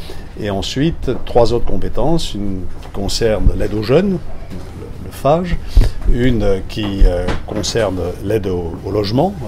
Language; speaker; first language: French; native; French